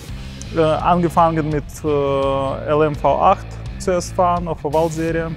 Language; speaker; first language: German; non-native, learner; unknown